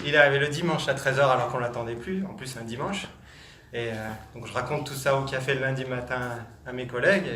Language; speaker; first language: French; native; French